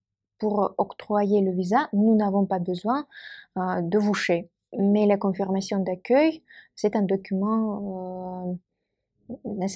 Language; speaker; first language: French; non-native, fluent; Russian